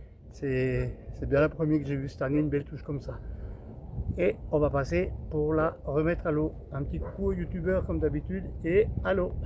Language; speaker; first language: French; native; French